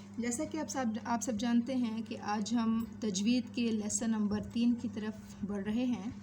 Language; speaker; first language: Urdu; native; Urdu